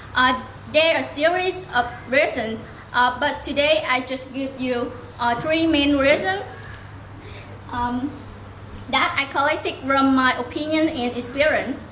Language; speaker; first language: English; non-native, learner; Vietnamese